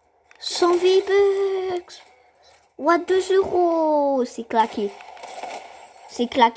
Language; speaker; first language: French; native; French